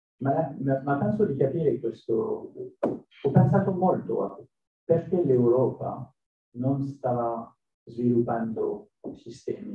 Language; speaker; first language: Italian; non-native, learner; French